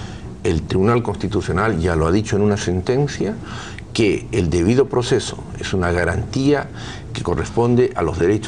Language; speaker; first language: Spanish; native; Spanish